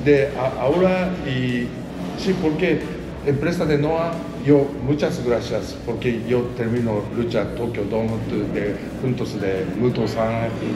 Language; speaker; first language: Spanish; non-native, learner; Japanese